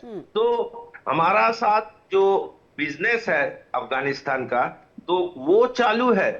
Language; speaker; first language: Hindi; non-native, local second language; Bangla